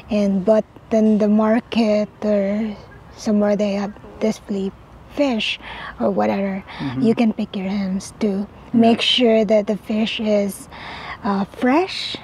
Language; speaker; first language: English; non-native, local second language; Cebuano